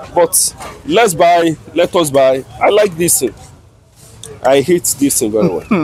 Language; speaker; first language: English; non-native, local second language; Yoruba